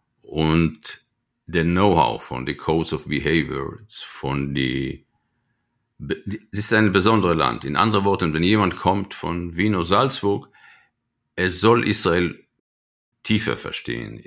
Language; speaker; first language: German; non-native, fluent; Hebrew